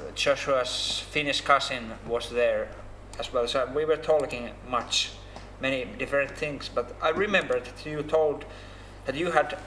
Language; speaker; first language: English; non-native, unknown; Finnish